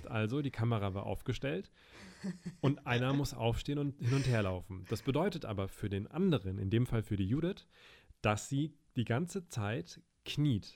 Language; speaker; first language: German; native; German